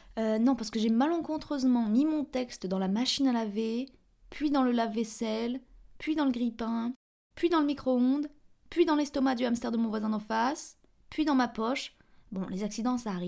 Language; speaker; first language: French; native; French